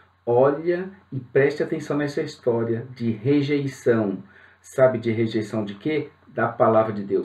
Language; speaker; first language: Portuguese; native; Portuguese